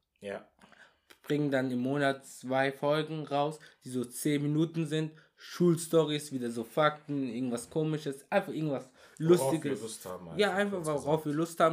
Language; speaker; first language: German; early bilingual, other home language; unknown